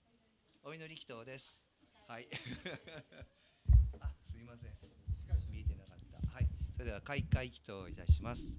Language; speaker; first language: Japanese; native; Japanese